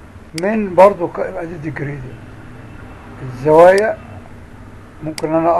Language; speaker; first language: Arabic; native; Arabic